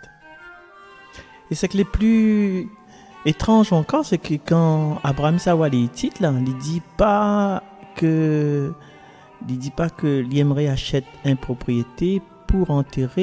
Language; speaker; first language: French; non-native, local second language; Malagasy